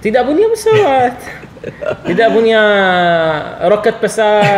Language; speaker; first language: Indonesian; non-native, learner; Arabic